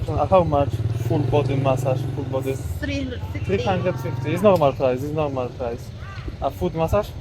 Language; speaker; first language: English; non-native, learner; Polish